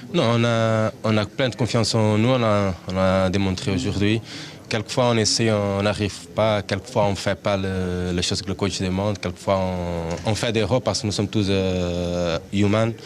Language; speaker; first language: French; non-native, fluent; Portuguese